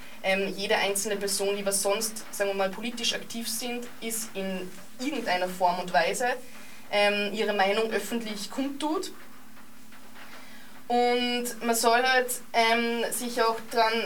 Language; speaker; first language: German; native; German